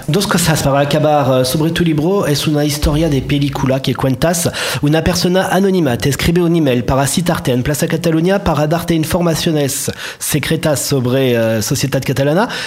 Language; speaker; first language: Spanish; non-native, fluent; French